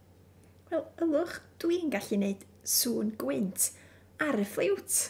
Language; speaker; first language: Welsh; native; Welsh